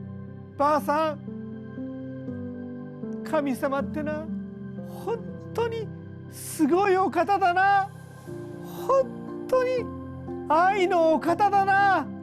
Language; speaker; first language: Japanese; native; Japanese